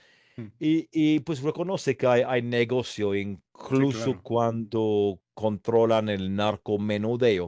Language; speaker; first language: Spanish; non-native, fluent; English